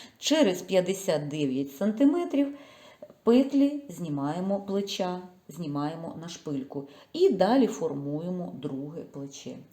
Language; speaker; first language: Ukrainian; non-native, local second language; Russian